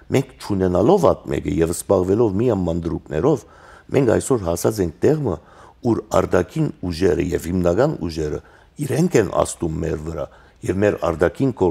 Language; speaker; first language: Armenian; native; Armenian